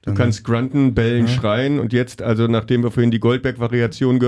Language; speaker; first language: German; native; German